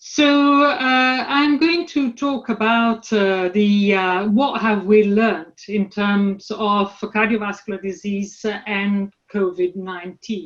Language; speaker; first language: English; non-native, fluent; Italian